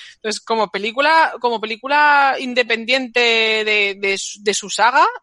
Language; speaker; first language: Spanish; native; Spanish